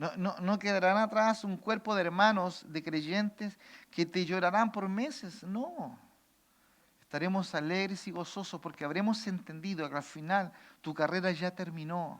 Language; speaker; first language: Spanish; native; Spanish